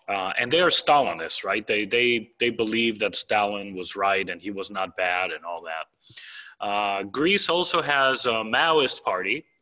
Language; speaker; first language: English; non-native, fluent; Greek